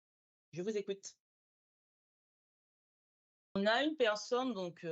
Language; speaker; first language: French; native; French